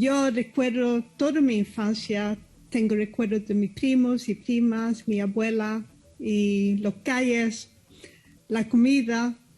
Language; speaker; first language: Spanish; early bilingual, heritage; Spanish